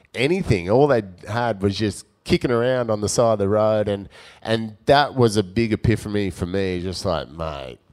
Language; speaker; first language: English; native; English